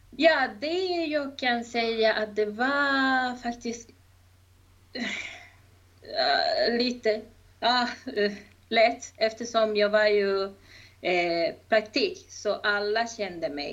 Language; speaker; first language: Swedish; non-native, fluent; Spanish